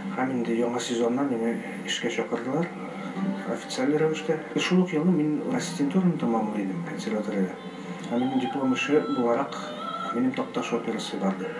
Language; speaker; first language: Tatar; early bilingual, heritage; Tatar